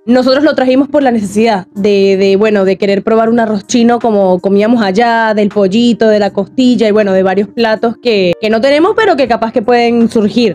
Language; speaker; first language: Spanish; native; Spanish